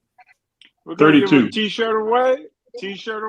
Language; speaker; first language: English; native; English